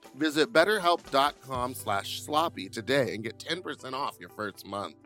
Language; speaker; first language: English; native; English